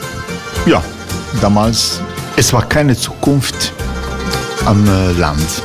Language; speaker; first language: German; non-native, learner; Croatian